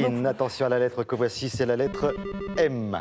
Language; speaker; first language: French; native; French